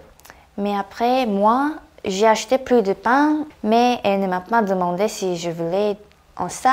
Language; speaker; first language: French; non-native, fluent; Korean